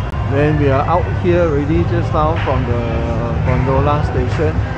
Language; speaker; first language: English; non-native, local second language; Chinese